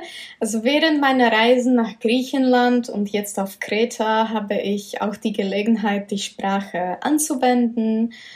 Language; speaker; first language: German; non-native, fluent; Czech